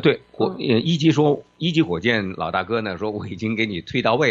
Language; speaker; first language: Chinese; native; Chinese